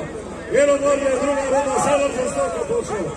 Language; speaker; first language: Bosnian; native; Bosnian